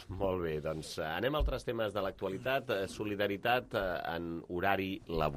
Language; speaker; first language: Catalan; native; Catalan